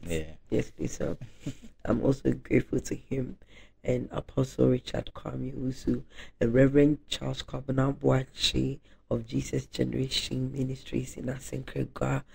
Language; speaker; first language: English; non-native, local second language; Akan